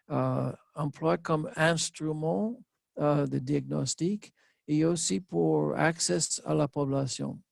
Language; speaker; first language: French; non-native, learner; English